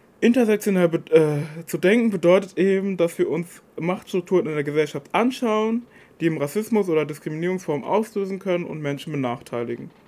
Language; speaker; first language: German; non-native, fluent; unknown